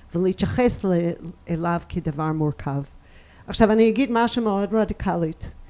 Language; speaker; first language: Hebrew; non-native, fluent; English